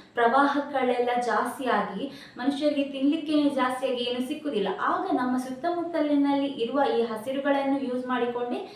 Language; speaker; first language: Kannada; non-native, local second language; Tulu